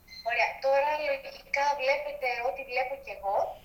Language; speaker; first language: Greek; native; Greek